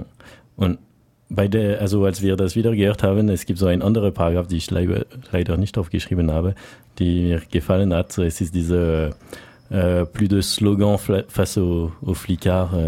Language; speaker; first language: German; non-native, learner; French